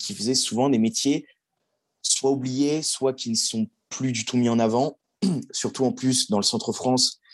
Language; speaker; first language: French; native; French